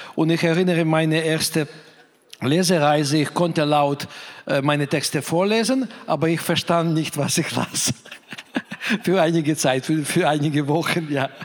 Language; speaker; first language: German; non-native, fluent; Russian